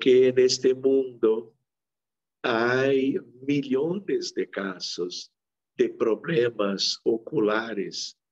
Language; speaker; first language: Spanish; non-native, local second language; Portuguese